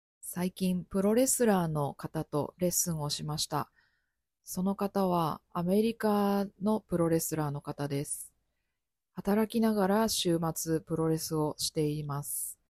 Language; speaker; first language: Japanese; native; Japanese